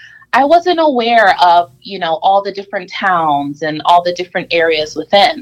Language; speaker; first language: English; native; English